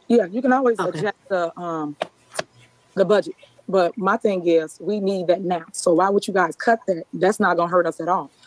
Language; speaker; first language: English; native; English